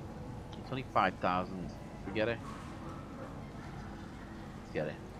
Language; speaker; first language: English; native; English